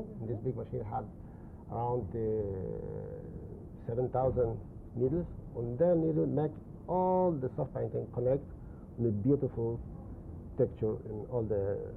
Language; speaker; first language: English; non-native, learner; Spanish